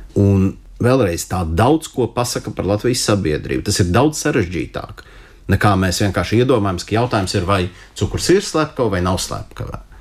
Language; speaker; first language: Latvian; non-native, local second language; Russian